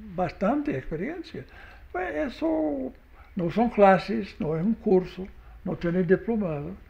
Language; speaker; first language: Spanish; non-native, learner; English